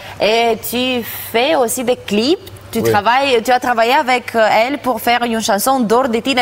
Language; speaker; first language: French; non-native, fluent; Romanian